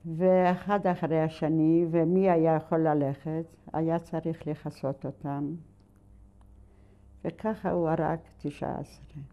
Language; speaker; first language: Hebrew; non-native, fluent; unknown